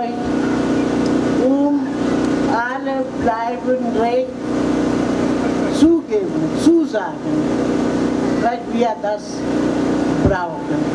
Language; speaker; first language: German; non-native, learner; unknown